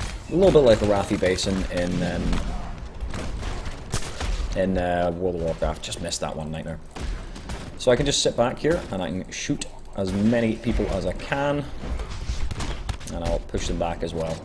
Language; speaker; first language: English; native; English